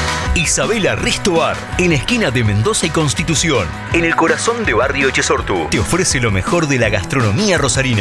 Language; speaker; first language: Spanish; native; Spanish